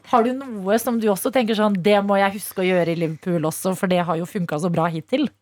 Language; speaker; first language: Norwegian; native; Norwegian